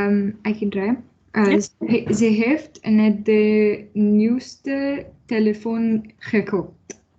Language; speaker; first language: Dutch; non-native, learner; English